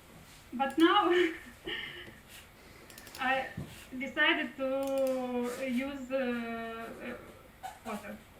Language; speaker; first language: English; non-native, learner; Russian